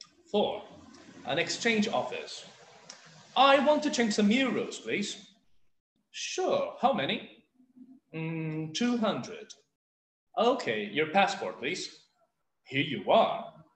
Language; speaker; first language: English; non-native, fluent; Portuguese